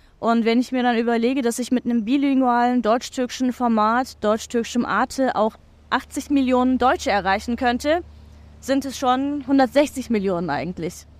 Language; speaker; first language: German; non-native, fluent; Turkish